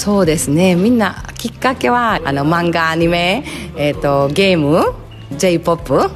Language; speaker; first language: Japanese; non-native, fluent; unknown